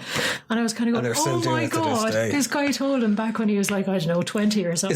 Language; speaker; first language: English; native; English